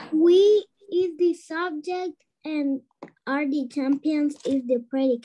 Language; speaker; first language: English; non-native, learner; Spanish